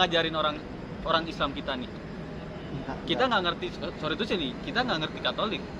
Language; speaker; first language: Indonesian; native; Indonesian